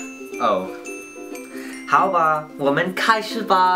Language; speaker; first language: Chinese; non-native, learner; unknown